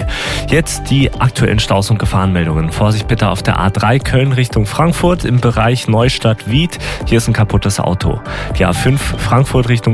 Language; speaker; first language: German; native; German